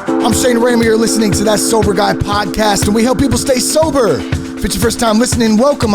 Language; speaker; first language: English; native; English